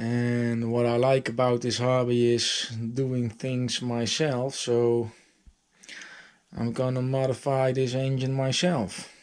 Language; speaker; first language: English; non-native, fluent; Dutch